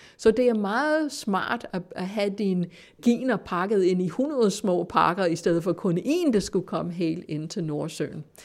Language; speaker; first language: Danish; non-native, fluent; English